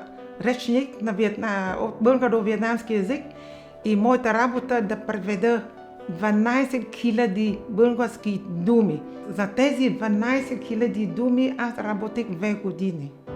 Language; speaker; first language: Bulgarian; non-native, fluent; Vietnamese